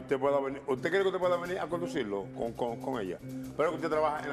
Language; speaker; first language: Spanish; native; Spanish